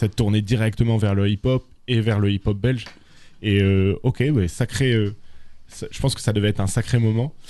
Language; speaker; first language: French; native; French